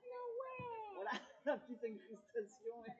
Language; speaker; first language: French; native; French